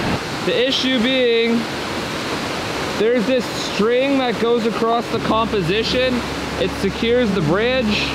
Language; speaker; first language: English; native; English